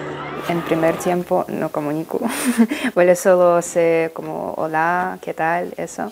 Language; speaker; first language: Spanish; non-native, learner; Ukrainian